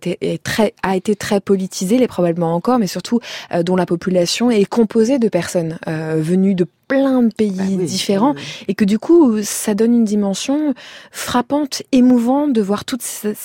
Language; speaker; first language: French; native; French